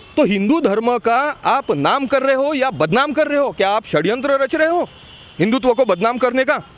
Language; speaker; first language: Hindi; non-native, local second language; Marathi